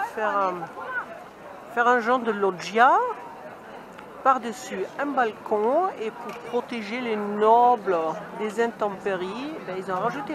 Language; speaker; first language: French; native; French